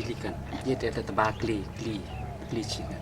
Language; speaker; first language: Russian; non-native, learner; Burmese